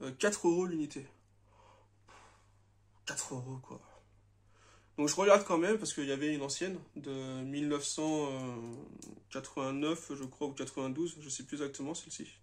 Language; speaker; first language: French; native; French